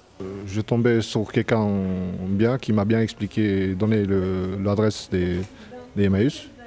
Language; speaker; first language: French; non-native, learner; Albanian